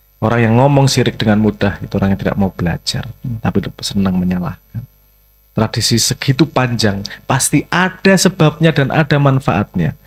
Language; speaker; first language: Indonesian; native; Indonesian